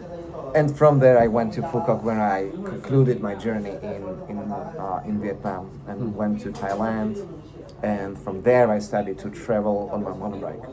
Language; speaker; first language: English; non-native, fluent; Slovak